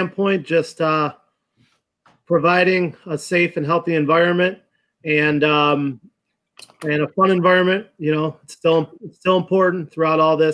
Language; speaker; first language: English; native; English